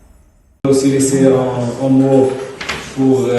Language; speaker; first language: French; non-native, fluent; Portuguese